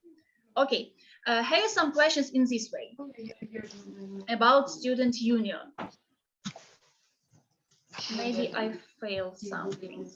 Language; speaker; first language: English; non-native, fluent; Ukrainian